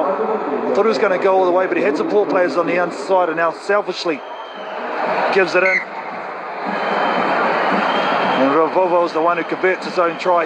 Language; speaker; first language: English; native; English